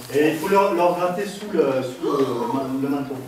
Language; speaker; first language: French; native; French